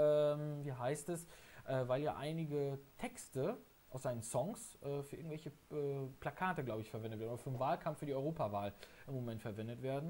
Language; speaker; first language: German; native; German